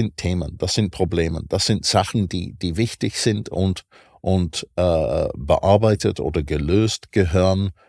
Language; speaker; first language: German; non-native, fluent; English